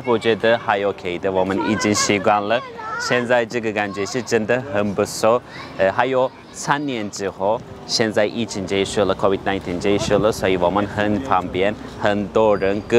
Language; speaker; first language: Chinese; non-native, fluent; Turkish